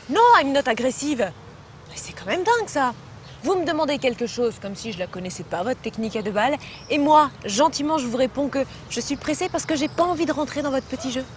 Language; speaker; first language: French; native; French